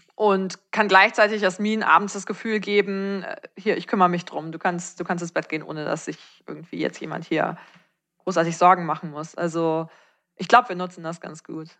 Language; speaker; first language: German; native; German